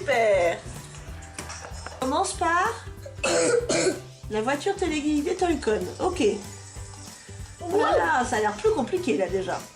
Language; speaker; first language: French; native; French